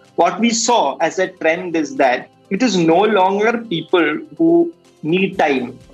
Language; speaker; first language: English; non-native, local second language; Malayalam